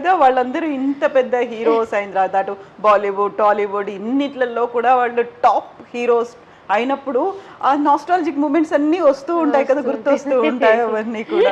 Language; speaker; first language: Telugu; native; Telugu